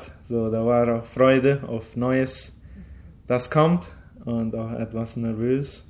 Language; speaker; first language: German; early bilingual, heritage; German